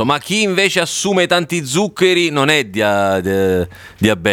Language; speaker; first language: Italian; native; Italian